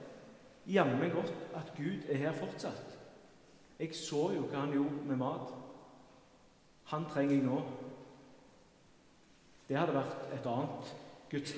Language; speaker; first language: Norwegian; native; Norwegian